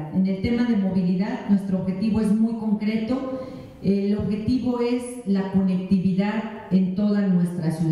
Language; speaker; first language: Spanish; native; Spanish